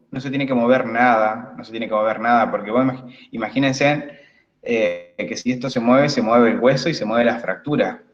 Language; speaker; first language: Spanish; native; Spanish